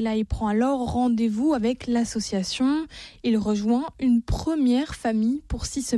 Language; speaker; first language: French; native; French